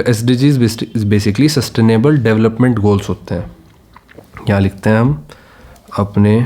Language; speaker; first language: Hindi; native; Hindi